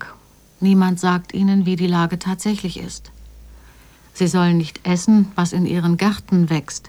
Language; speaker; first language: German; native; German